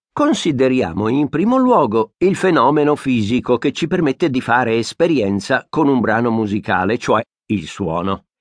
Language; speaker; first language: Italian; native; Italian